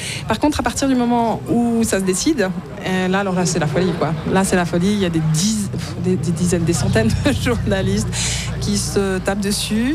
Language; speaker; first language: French; native; French